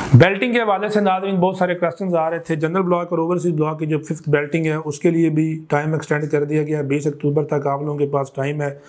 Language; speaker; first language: Urdu; non-native, local second language; Punjabi